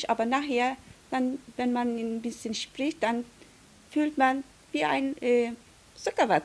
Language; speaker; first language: German; non-native, fluent; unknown